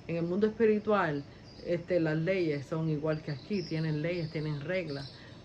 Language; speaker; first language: Spanish; early bilingual, heritage; Spanish